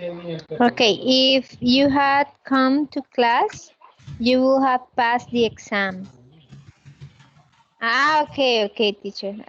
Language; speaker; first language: English; non-native, learner; Spanish